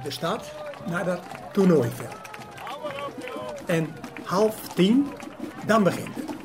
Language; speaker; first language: German; non-native, learner; Dutch